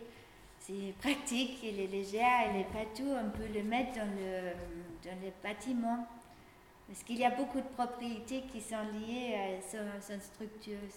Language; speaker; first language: French; non-native, fluent; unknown